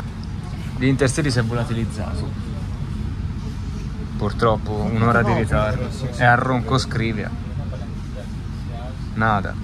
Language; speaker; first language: Italian; native; Italian